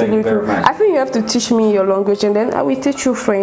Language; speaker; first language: English; non-native, local second language; French